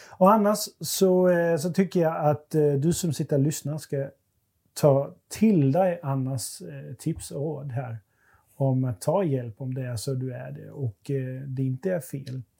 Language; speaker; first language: Swedish; non-native, fluent; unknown